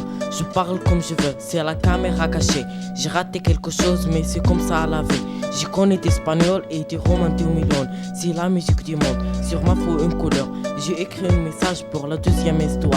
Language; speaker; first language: French; non-native, learner; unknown